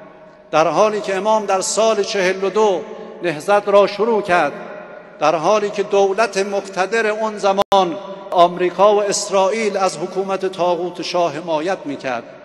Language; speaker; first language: Persian; native; Persian